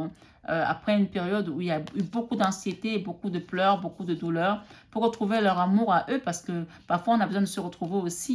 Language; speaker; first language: French; native; French